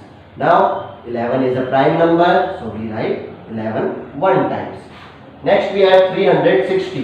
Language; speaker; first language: English; non-native, local second language; Hindi